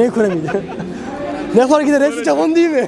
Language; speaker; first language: Turkish; native; Turkish